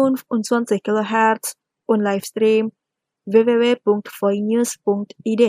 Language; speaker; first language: German; non-native, fluent; Indonesian